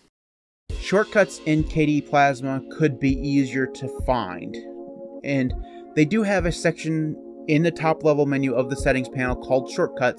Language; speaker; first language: English; native; English